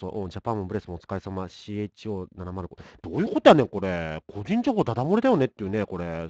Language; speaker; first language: Japanese; native; Japanese